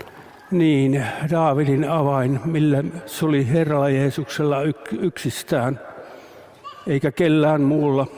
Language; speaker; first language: Finnish; native; Finnish